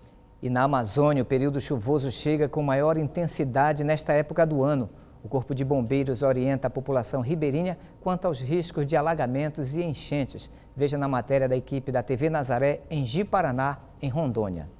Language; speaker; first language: Portuguese; native; Portuguese